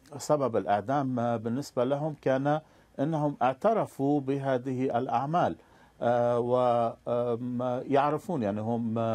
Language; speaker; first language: Arabic; non-native, fluent; Persian